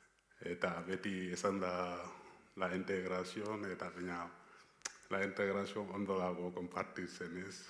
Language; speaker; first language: Basque; non-native, learner; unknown